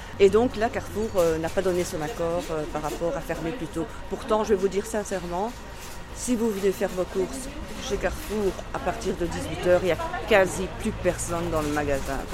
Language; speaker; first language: French; native; French